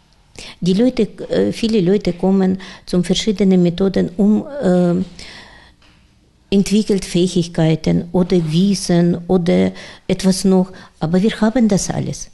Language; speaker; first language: German; non-native, learner; Russian